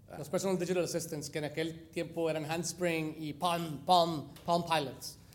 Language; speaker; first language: Spanish; native; Spanish